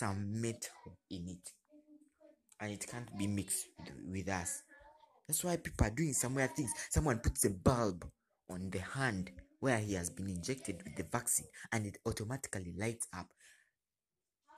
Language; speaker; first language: English; non-native, local second language; Ganda